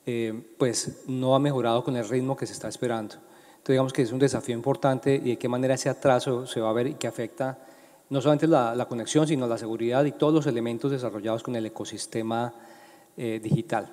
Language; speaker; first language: Spanish; native; Spanish